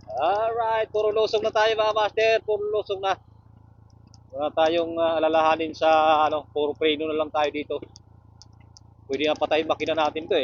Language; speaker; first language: Filipino; native; Filipino